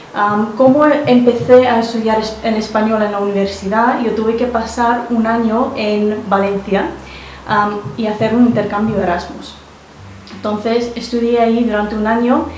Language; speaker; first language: Spanish; non-native, fluent; Russian